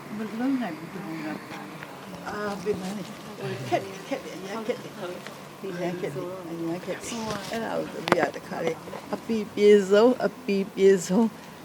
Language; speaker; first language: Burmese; native; Burmese